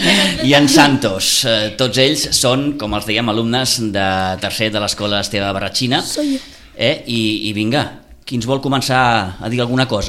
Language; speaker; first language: Catalan; native; Catalan